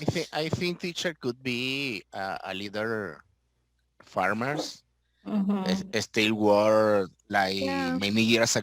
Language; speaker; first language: English; non-native, learner; Spanish